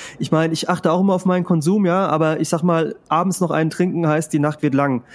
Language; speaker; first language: German; early bilingual, other home language; Spanish